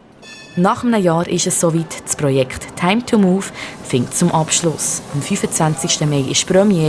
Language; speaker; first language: German; native; German